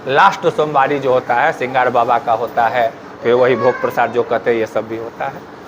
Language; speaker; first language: Hindi; native; Hindi